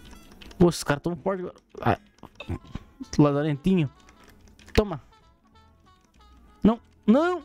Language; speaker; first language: Portuguese; native; Portuguese